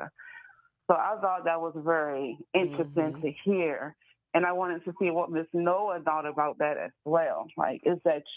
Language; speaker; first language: English; native; English